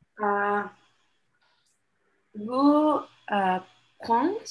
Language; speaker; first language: French; non-native, learner; English